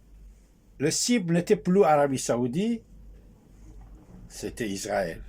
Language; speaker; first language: French; non-native, fluent; Persian